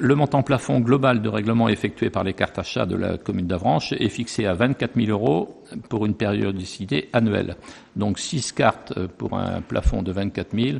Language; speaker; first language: French; native; French